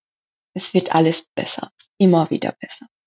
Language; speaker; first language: German; non-native, learner; Persian